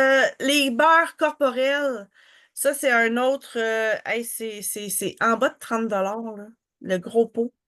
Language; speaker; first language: French; native; French